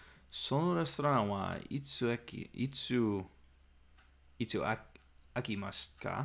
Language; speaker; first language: Japanese; non-native, learner; English